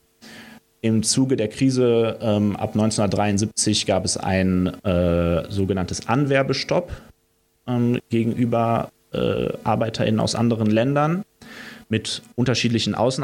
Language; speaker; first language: German; early bilingual, other home language; Romanian